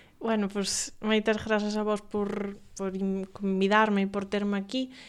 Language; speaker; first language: Galician; native; Galician